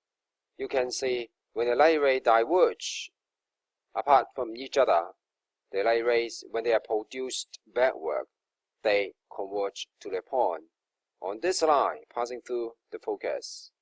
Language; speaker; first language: English; non-native, local second language; Cantonese